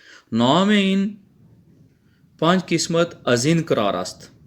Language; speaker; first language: Persian; non-native, fluent; Urdu